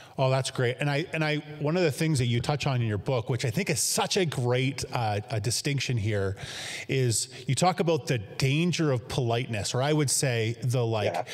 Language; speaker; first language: English; native; English